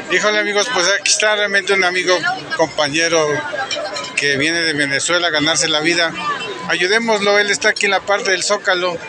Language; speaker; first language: Spanish; native; Spanish